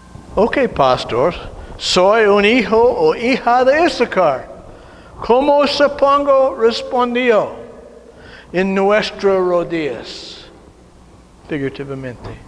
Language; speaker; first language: Spanish; non-native, learner; English